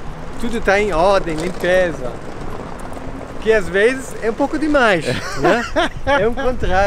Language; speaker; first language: Portuguese; non-native, fluent; German